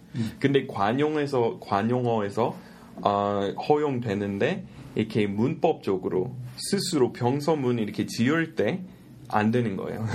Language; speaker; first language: Korean; non-native, fluent; English